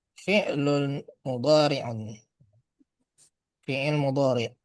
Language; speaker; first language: Arabic; non-native, fluent; Indonesian